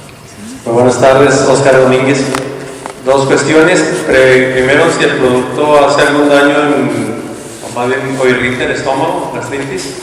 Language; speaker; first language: Spanish; native; Spanish